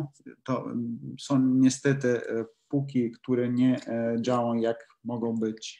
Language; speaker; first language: Polish; non-native, learner; Italian